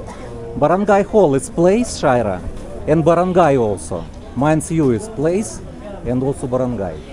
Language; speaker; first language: English; non-native, learner; Russian